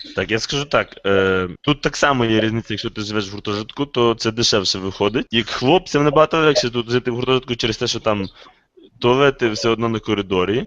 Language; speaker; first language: Ukrainian; native; Ukrainian